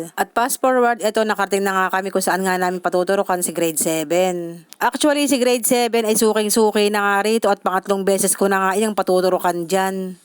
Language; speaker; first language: Filipino; native; Filipino